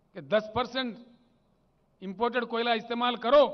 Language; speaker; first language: Hindi; non-native, local second language; Telugu